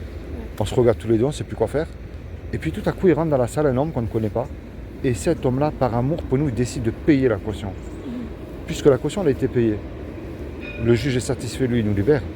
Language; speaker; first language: French; native; French